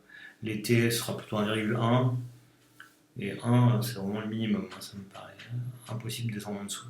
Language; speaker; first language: French; native; French